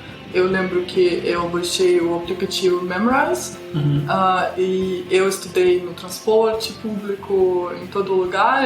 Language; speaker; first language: Portuguese; non-native, fluent; Russian